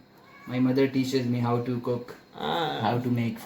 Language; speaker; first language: English; non-native, local second language; Urdu